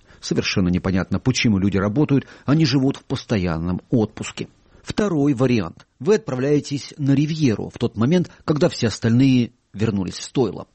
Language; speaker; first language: Russian; native; Russian